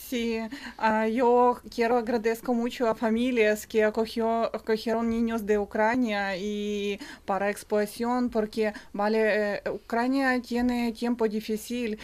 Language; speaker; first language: Spanish; non-native, learner; Ukrainian